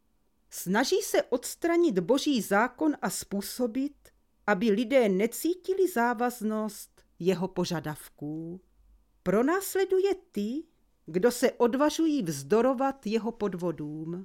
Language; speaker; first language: Czech; native; Czech